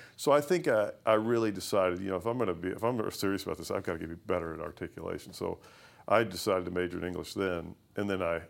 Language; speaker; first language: English; native; English